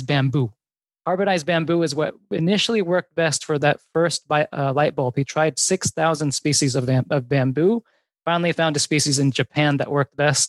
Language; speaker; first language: English; native; English